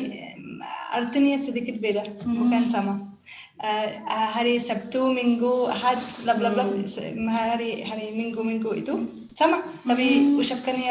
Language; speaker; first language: Indonesian; non-native, learner; Arabic